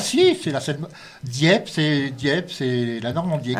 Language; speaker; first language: French; native; French